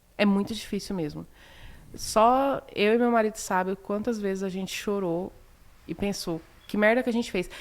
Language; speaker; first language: Portuguese; native; Portuguese